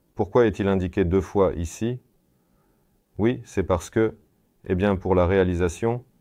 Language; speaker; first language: French; non-native, fluent; Russian